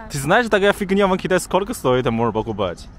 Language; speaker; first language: Russian; non-native, learner; Chinese